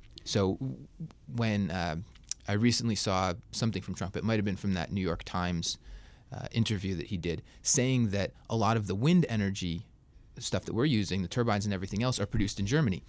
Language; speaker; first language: English; native; English